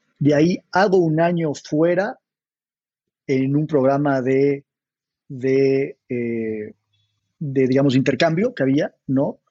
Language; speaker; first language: Spanish; native; Spanish